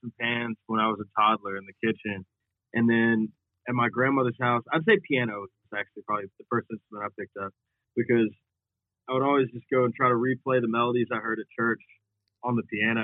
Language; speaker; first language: English; native; English